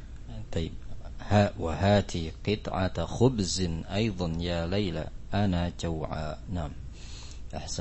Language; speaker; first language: Arabic; non-native, fluent; Indonesian